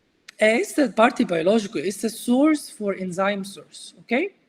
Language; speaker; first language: Portuguese; non-native, learner; Arabic